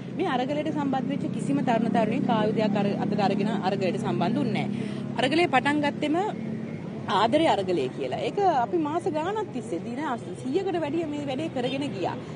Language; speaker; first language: Sinhala; native; Sinhala